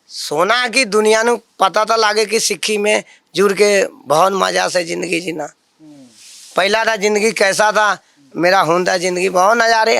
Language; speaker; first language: Hindi; non-native, local second language; Punjabi